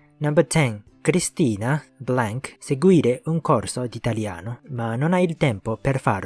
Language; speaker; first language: Italian; non-native, learner; Japanese